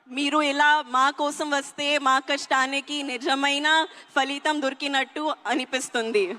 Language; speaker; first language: Telugu; non-native, learner; Hindi